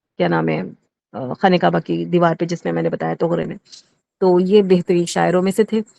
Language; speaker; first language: Urdu; native; Urdu